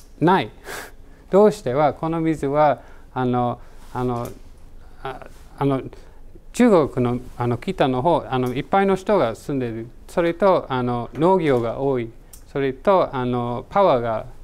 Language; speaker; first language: Japanese; non-native, learner; English